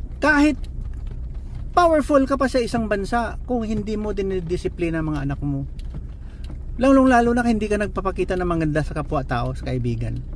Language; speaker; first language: Filipino; non-native, local second language; Cebuano